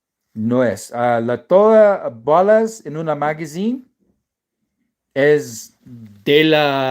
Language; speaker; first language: Spanish; non-native, learner; English